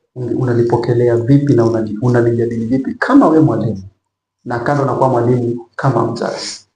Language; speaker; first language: Swahili; native; Swahili